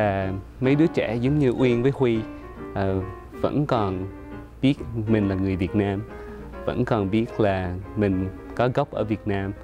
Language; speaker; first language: Vietnamese; early bilingual, other home language; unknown